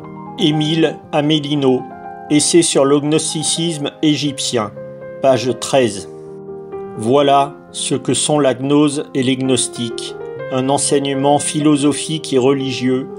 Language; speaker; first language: French; native; French